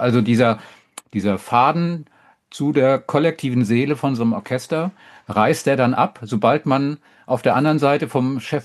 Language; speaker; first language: German; native; German